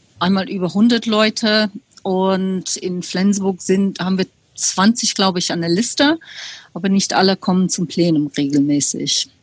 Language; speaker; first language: German; non-native, fluent; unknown